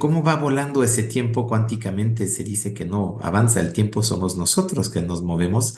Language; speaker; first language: Spanish; native; Spanish